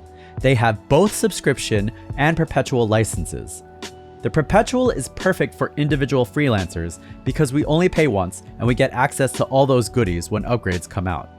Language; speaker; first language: English; native; English